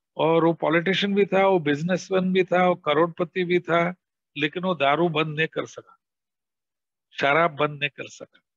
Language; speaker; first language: Hindi; non-native, local second language; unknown